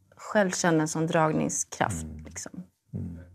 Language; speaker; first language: Swedish; native; Swedish